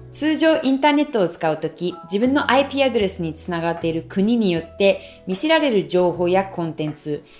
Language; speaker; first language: Japanese; non-native, fluent; English